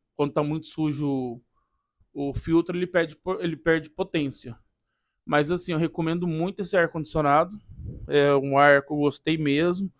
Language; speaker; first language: Portuguese; native; Portuguese